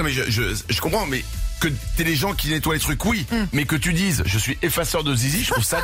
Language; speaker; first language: French; native; French